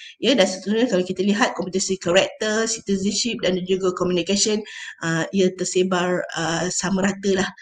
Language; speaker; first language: Malay; native; Malay